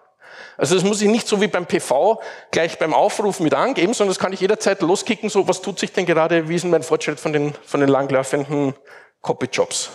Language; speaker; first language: German; native; German